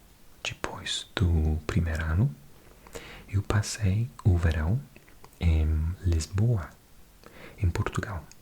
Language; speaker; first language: Portuguese; non-native, fluent; English